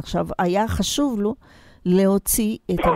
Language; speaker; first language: Hebrew; non-native, fluent; Portuguese